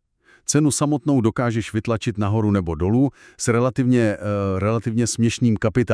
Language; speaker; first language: Czech; native; Czech